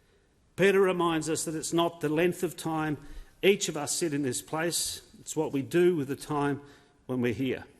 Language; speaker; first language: English; native; English